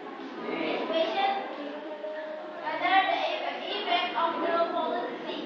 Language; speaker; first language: English; non-native, learner; Indonesian